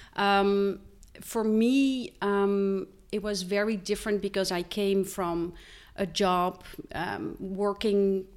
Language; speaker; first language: English; non-native, fluent; Dutch